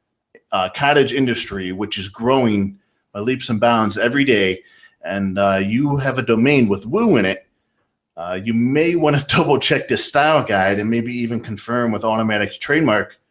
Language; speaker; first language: English; native; English